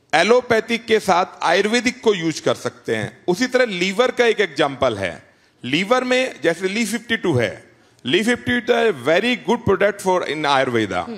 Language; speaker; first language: Hindi; native; Hindi